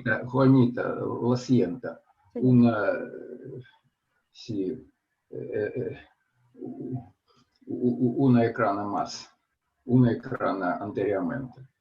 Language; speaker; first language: Spanish; non-native, fluent; Russian